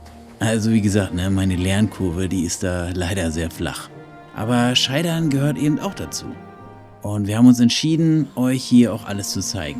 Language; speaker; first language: German; native; German